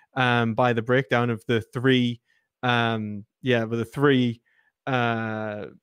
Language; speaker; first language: English; native; English